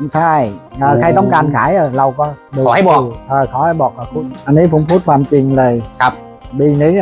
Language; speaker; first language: Thai; non-native, learner; Vietnamese